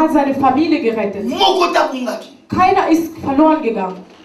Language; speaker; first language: German; non-native, learner; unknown